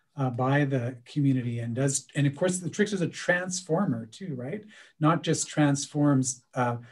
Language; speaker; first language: English; native; English